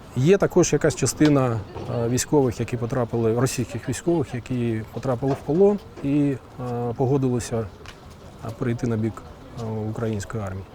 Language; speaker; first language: Ukrainian; native; Ukrainian